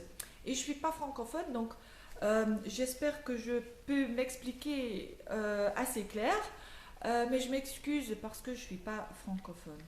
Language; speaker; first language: French; non-native, learner; Dutch